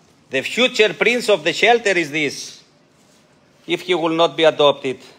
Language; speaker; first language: English; non-native, fluent; Greek